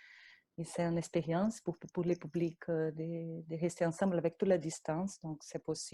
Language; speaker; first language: French; non-native, fluent; Portuguese